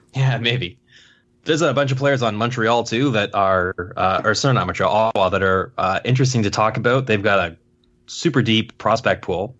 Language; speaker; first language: English; native; English